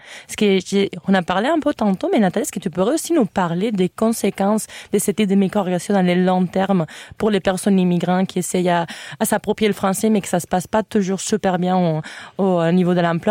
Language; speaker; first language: French; non-native, fluent; Spanish